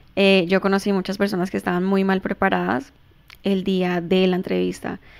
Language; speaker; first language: Spanish; early bilingual, heritage; Spanish